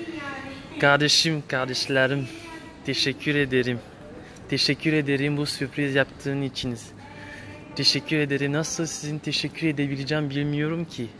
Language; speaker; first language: Turkish; non-native, learner; French